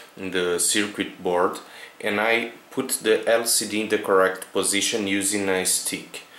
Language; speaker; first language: English; non-native, fluent; Portuguese